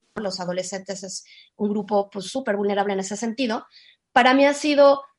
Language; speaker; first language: Spanish; native; Spanish